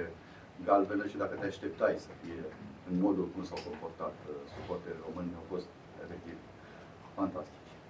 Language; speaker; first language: Romanian; native; Romanian